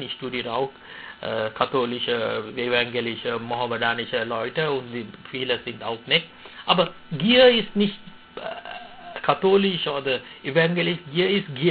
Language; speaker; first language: German; non-native, fluent; Sinhala